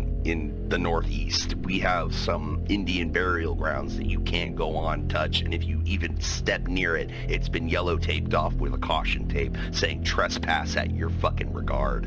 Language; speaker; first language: English; native; English